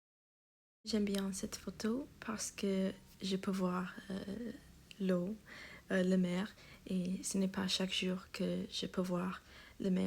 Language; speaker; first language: French; non-native, learner; English